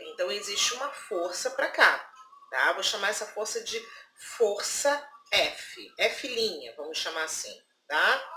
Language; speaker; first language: Portuguese; native; Portuguese